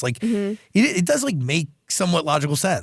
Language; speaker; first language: English; native; English